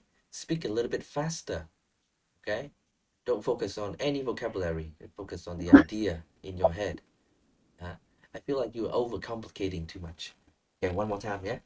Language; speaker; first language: English; non-native, fluent; Vietnamese